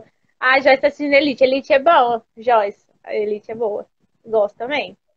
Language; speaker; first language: Portuguese; native; Portuguese